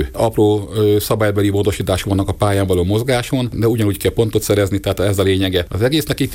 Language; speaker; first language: Hungarian; native; Hungarian